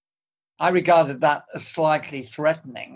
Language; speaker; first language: English; native; English